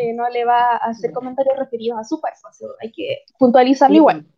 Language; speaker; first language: Spanish; native; Spanish